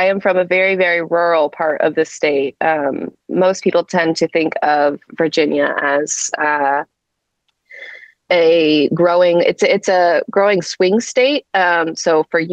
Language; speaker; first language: English; native; English